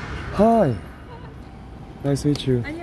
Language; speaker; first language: English; non-native, learner; Korean